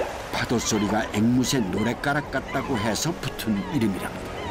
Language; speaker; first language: Korean; native; Korean